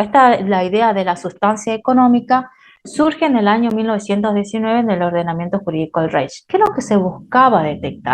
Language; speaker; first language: Spanish; native; Spanish